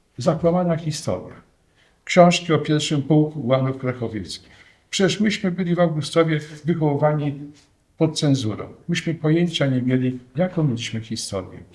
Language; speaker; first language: Polish; native; Polish